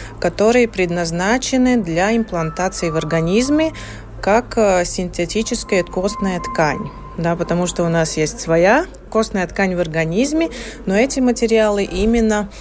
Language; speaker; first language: Russian; non-native, local second language; Latvian